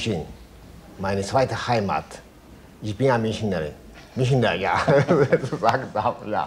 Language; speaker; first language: German; non-native, fluent; Chinese